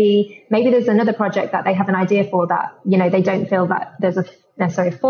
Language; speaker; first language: English; native; English